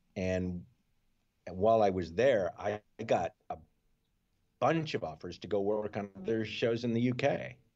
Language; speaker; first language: English; native; English